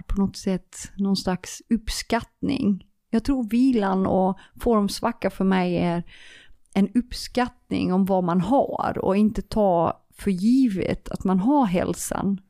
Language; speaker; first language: Swedish; non-native, fluent; Dutch